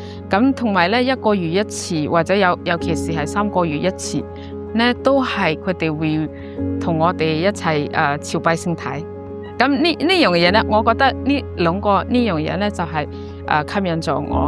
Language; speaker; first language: Cantonese; non-native, fluent; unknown